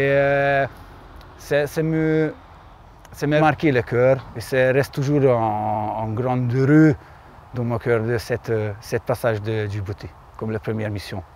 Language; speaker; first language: French; non-native, learner; Hungarian